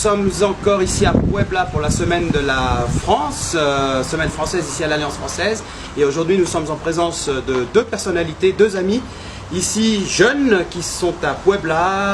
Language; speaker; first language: French; native; French